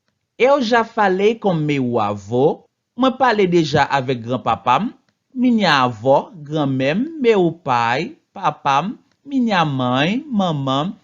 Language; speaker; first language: Portuguese; non-native, fluent; Haitian Creole